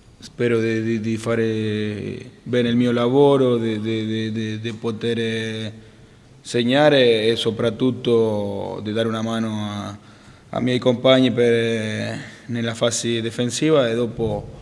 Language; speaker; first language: Italian; non-native, fluent; Spanish